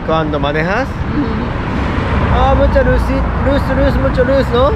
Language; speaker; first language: Spanish; non-native, learner; Japanese